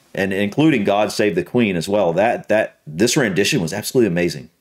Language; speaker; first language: English; native; English